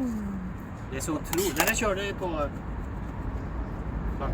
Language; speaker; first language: Swedish; native; Swedish